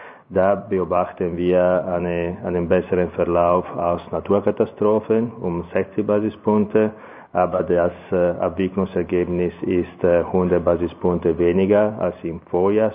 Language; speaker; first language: German; non-native, fluent; Italian